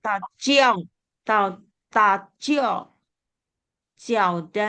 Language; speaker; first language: Chinese; non-native, learner; Indonesian